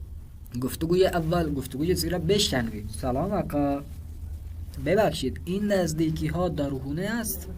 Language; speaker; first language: Persian; non-native, fluent; Urdu